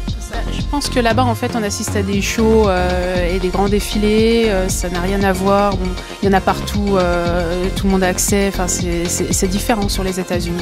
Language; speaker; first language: French; native; French